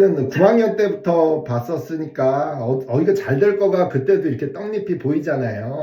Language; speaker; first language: Korean; native; Korean